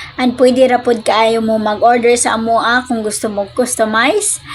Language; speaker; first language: Cebuano; non-native, local second language; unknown